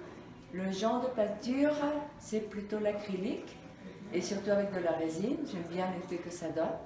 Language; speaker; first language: French; non-native, fluent; Spanish